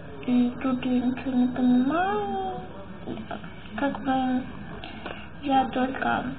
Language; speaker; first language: Russian; early bilingual, heritage; Russian